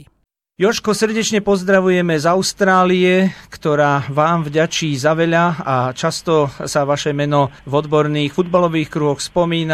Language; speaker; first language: Slovak; native; Slovak